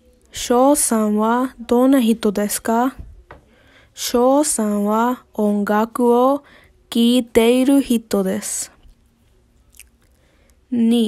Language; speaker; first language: Japanese; non-native, learner; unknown